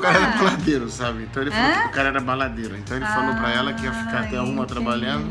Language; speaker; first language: Portuguese; native; Portuguese